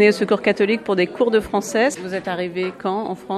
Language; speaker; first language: French; native; French